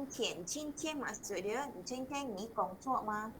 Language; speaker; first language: Chinese; non-native, local second language; Malay